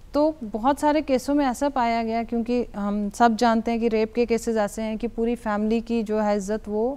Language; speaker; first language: Hindi; native; Hindi